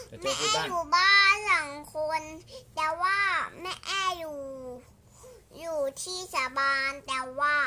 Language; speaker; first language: Thai; native; Thai